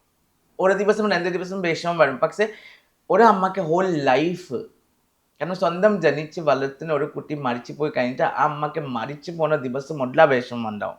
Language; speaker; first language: Malayalam; non-native, fluent; Assamese